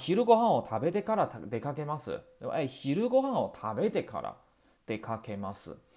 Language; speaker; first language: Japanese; non-native, fluent; Chinese